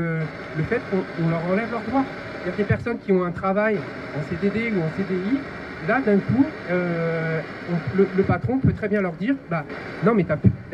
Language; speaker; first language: French; native; French